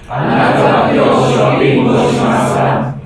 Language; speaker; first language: Japanese; non-native, learner; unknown